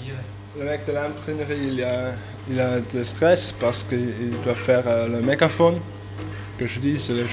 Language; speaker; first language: French; non-native, local second language; German